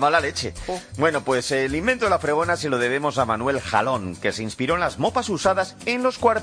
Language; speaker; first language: Spanish; native; Spanish